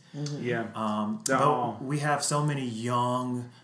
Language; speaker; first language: English; native; English